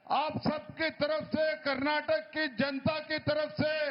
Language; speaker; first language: Hindi; non-native, local second language; Kannada